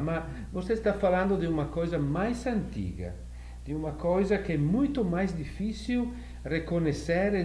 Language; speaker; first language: Portuguese; non-native, fluent; Italian